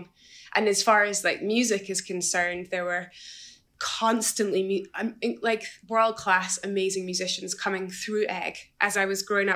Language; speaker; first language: English; native; English